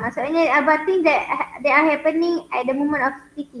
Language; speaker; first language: English; non-native, local second language; Malay